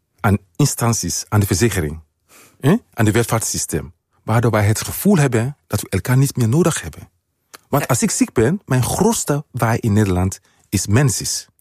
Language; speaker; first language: Dutch; non-native, fluent; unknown